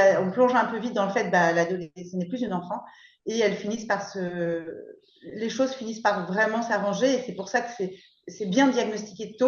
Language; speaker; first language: French; native; French